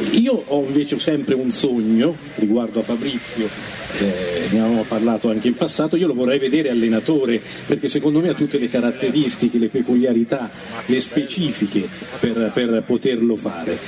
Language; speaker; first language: Italian; native; Italian